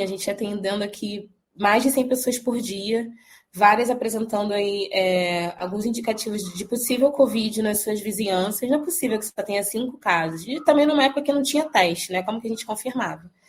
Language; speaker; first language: Portuguese; native; Portuguese